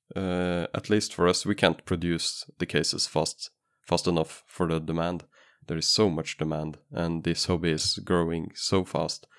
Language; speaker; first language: English; non-native, fluent; Norwegian